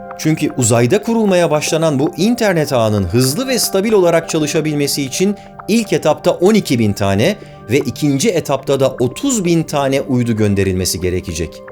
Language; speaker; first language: Turkish; native; Turkish